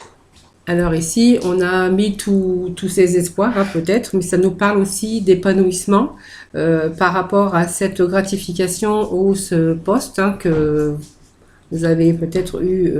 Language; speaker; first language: French; native; French